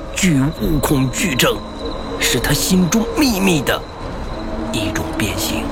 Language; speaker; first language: Chinese; native; Chinese